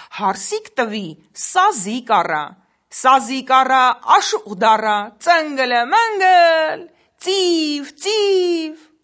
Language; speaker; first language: Armenian; native; Armenian